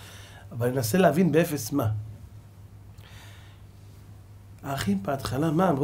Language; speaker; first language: Hebrew; native; Hebrew